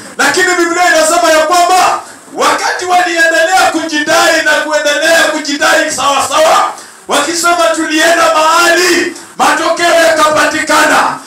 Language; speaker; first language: Swahili; non-native, local second language; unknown